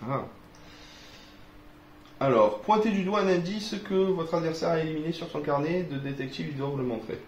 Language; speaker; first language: French; native; French